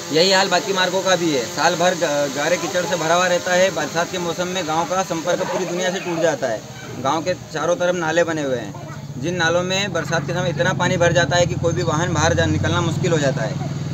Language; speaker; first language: Hindi; native; Hindi